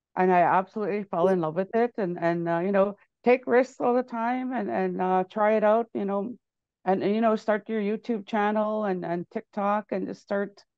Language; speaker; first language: English; native; English